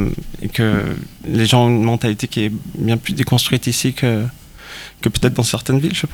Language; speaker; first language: French; native; French